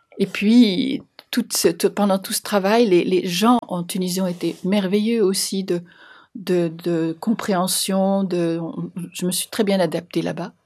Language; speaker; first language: French; native; French